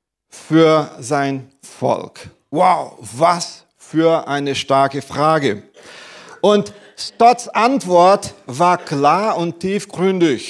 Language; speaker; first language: German; non-native, fluent; Portuguese